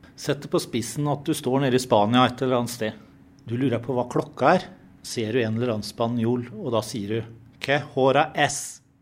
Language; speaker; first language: Norwegian; native; Norwegian